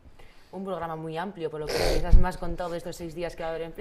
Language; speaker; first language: Spanish; native; Spanish